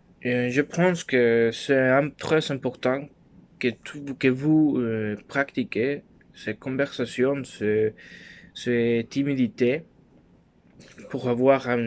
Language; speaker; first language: French; non-native, learner; Spanish